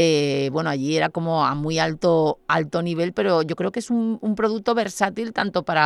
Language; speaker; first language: Spanish; native; Spanish